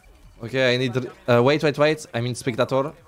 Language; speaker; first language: English; non-native, learner; French